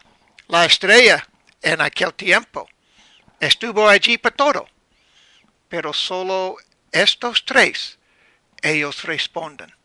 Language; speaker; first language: Spanish; non-native, learner; English